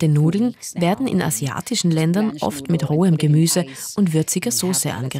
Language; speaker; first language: German; native; German